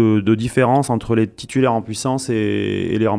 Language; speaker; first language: French; native; French